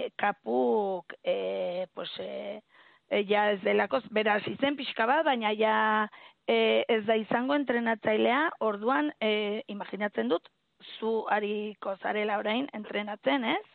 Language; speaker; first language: Basque; native; Basque